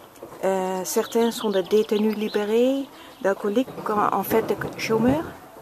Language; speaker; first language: French; non-native, learner; Dutch